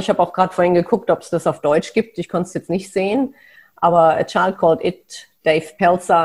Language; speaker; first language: German; native; German